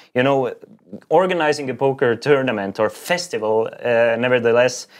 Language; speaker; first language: English; non-native, fluent; Estonian